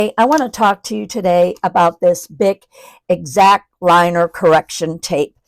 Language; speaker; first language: English; native; English